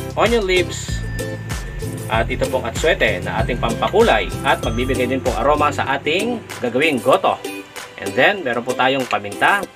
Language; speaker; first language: Filipino; non-native, local second language; Iloko